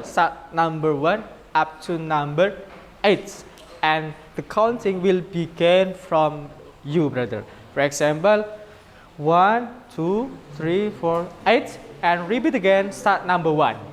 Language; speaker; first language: English; non-native, learner; Indonesian